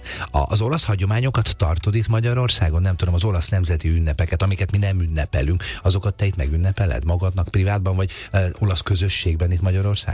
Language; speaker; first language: Hungarian; native; Hungarian